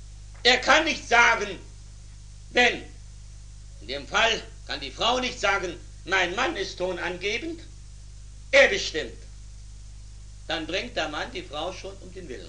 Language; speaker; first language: German; native; German